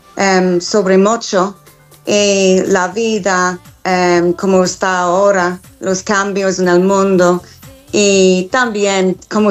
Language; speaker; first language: Spanish; non-native, fluent; English